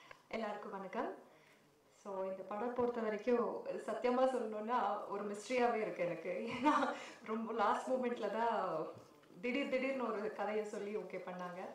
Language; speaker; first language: Tamil; native; Tamil